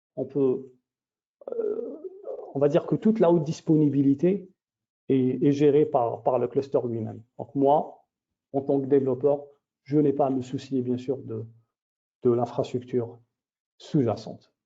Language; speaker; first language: French; native; French